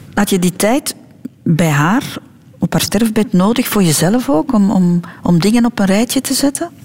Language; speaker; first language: Dutch; native; Dutch